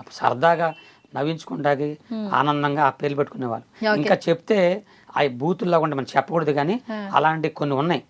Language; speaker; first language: Telugu; non-native, local second language; Koya